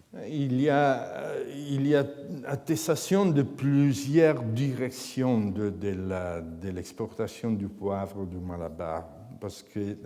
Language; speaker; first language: French; non-native, fluent; Italian